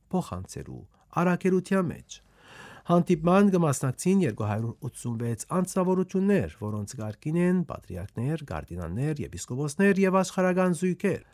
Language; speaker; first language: Armenian; native; Armenian